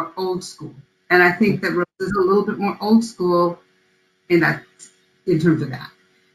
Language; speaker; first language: English; early bilingual, other home language; Spanish